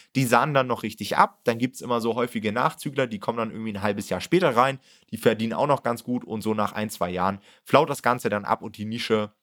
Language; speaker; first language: German; native; German